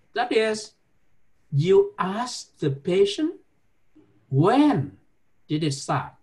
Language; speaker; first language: English; non-native, fluent; Vietnamese